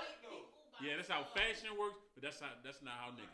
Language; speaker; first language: English; native; English